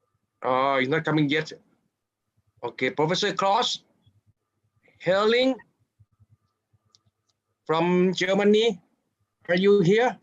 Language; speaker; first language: English; non-native, fluent; Thai